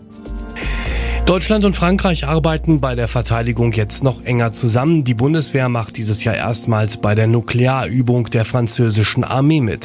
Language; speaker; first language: German; native; German